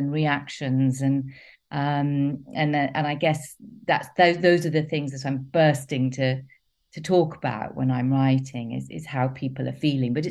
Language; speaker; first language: English; native; English